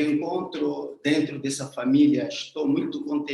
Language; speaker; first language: Portuguese; non-native, learner; Swahili